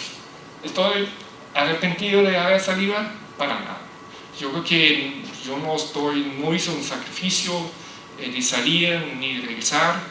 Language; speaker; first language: Spanish; non-native, fluent; German